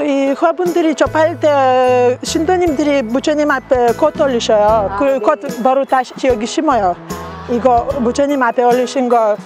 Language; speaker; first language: Korean; non-native, learner; Lithuanian